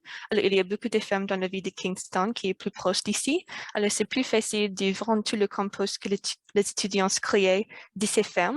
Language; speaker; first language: French; non-native, learner; English